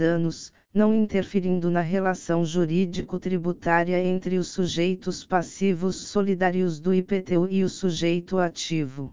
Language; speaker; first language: Portuguese; native; Portuguese